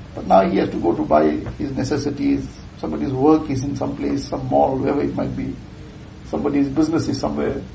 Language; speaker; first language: English; early bilingual, other home language; Urdu